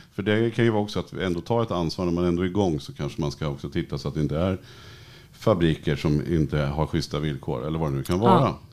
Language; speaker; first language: Swedish; native; Swedish